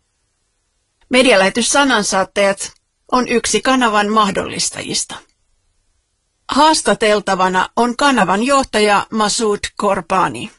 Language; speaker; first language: Finnish; native; Finnish